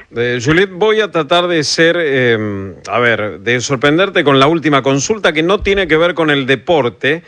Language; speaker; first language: Spanish; native; Spanish